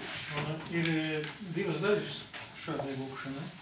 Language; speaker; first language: Latvian; native; Latvian